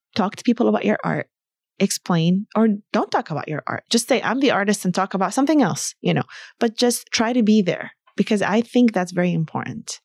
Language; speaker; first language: English; early bilingual, other home language; Arabic